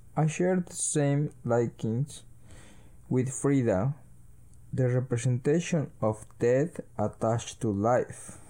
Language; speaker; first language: English; early bilingual, other home language; Spanish